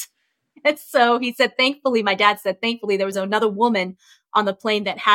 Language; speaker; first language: English; early bilingual, other home language; Vietnamese